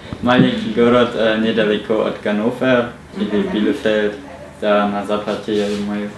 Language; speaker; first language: Russian; non-native, learner; German